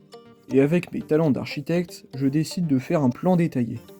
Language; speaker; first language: French; native; French